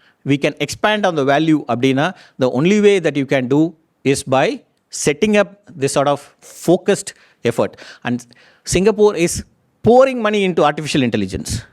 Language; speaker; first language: English; non-native, local second language; Tamil